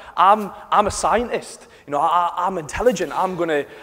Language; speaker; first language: English; native; English